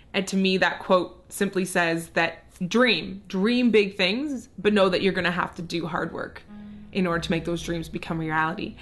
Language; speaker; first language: English; native; English